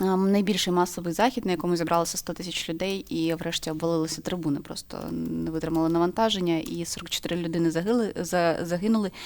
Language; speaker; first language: Ukrainian; native; Ukrainian